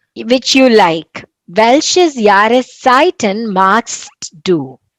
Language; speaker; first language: German; non-native, fluent; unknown